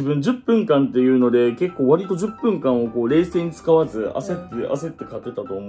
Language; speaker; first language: Japanese; native; Japanese